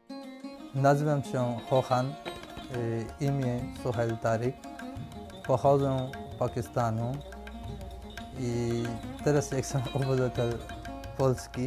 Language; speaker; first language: Polish; non-native, learner; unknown